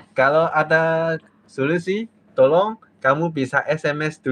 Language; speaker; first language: Indonesian; non-native, learner; Cantonese